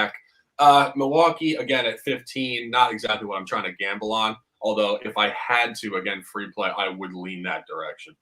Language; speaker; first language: English; native; English